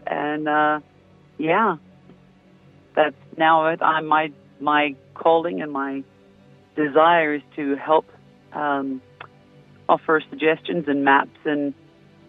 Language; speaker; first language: English; native; English